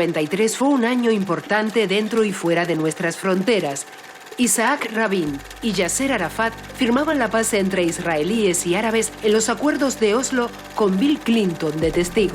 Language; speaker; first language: Spanish; native; Spanish